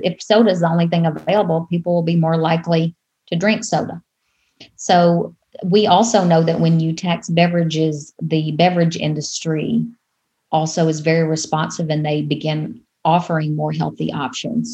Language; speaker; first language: English; native; English